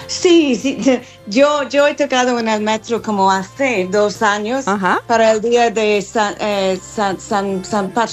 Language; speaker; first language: Spanish; non-native, learner; English